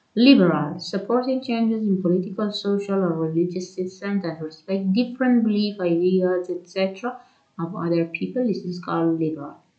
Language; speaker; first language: English; non-native, fluent; Persian